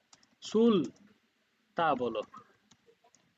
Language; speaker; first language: Italian; non-native, fluent; Bangla